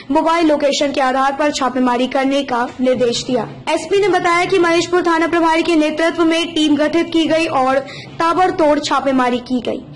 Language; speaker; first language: Hindi; native; Hindi